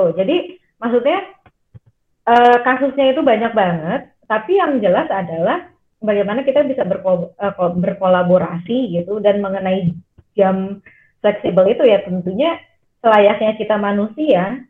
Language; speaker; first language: Indonesian; native; Indonesian